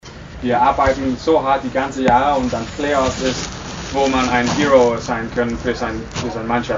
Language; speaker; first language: German; non-native, learner; English